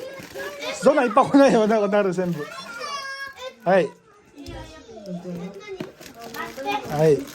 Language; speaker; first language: Japanese; non-native, learner; Filipino